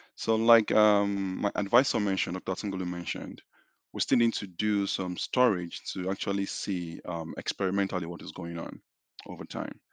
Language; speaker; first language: English; non-native, local second language; Yoruba